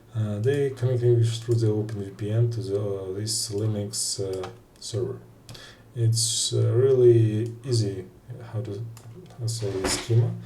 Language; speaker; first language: English; non-native, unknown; Russian